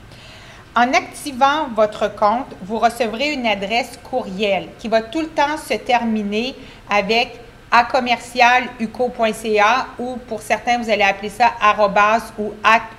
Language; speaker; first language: French; native; French